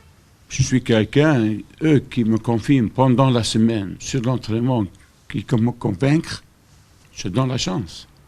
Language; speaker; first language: French; non-native, fluent; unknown